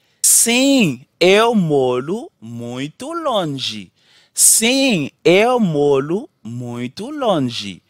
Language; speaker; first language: Portuguese; non-native, learner; Haitian Creole